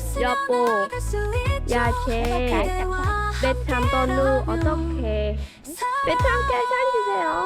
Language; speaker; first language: Korean; non-native, learner; Vietnamese